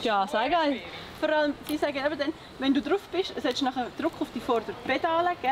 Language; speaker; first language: German; native; German